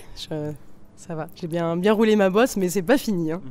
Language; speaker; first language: French; native; French